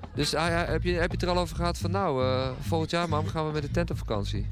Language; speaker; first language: Dutch; native; Dutch